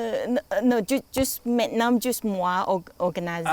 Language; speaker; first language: French; non-native, learner; Chinese